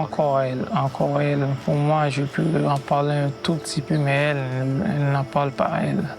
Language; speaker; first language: French; non-native, local second language; Haitian Creole